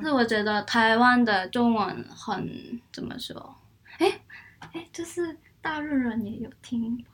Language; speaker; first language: Chinese; non-native, fluent; Korean